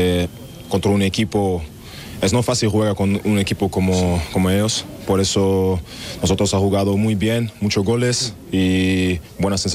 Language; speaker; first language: Spanish; non-native, learner; German